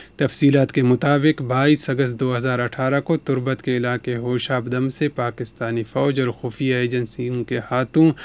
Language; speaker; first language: Urdu; non-native, local second language; Baluchi